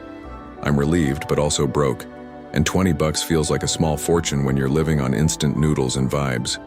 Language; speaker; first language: English; native; English